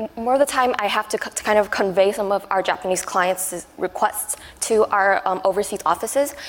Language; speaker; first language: English; non-native, fluent; Chinese